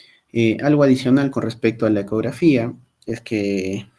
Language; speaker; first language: Spanish; native; Spanish